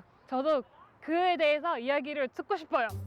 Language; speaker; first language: Korean; non-native, fluent; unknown